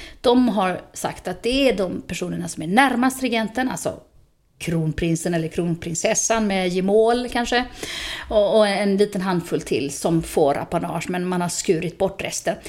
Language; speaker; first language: Swedish; native; Swedish